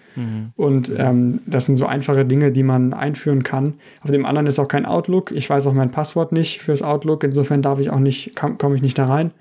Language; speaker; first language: German; native; German